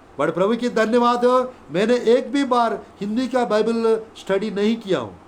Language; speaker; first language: Hindi; non-native, local second language; Telugu